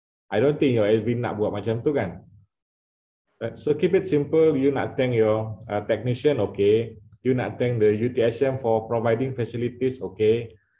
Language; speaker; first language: English; non-native, fluent; Indonesian